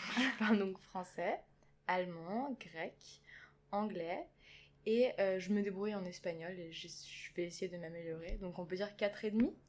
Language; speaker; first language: French; early bilingual, other home language; German